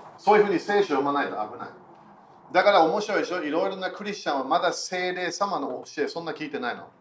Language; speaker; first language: Japanese; non-native, fluent; English